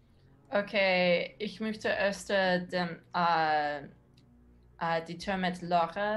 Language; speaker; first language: German; non-native, learner; English